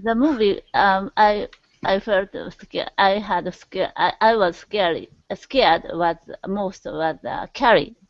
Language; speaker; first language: English; non-native, learner; Japanese